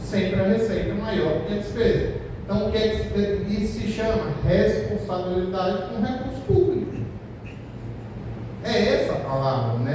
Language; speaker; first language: Portuguese; native; Portuguese